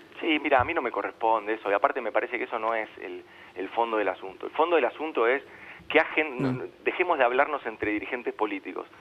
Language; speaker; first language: Spanish; native; Spanish